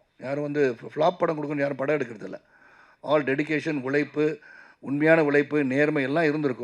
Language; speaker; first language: Tamil; native; Tamil